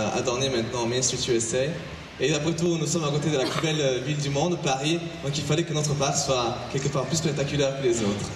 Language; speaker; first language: French; native; French